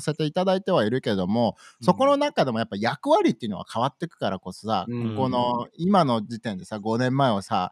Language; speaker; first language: Japanese; native; Japanese